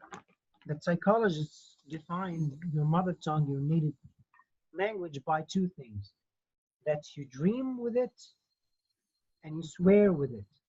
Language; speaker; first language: English; non-native, fluent; Arabic